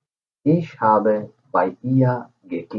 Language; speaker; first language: German; non-native, fluent; Urdu